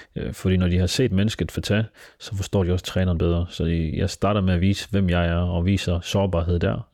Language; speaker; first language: Danish; early bilingual, other home language; Somali